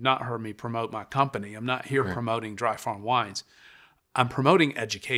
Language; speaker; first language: English; native; English